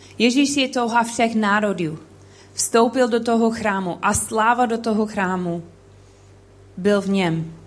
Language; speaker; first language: Czech; non-native, learner; English